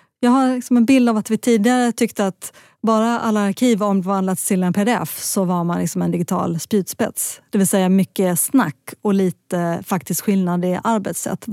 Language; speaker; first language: Swedish; native; Swedish